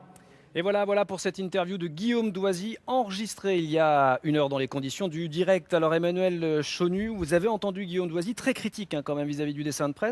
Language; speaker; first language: French; native; French